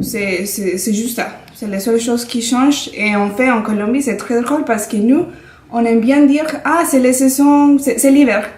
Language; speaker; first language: French; non-native, fluent; Spanish